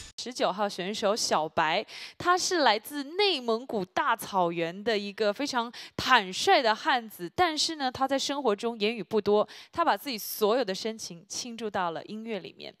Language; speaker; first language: Chinese; native; Chinese